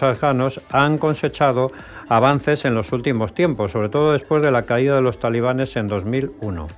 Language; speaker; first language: Spanish; native; Spanish